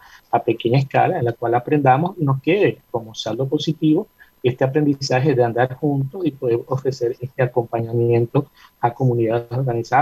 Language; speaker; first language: Spanish; native; Spanish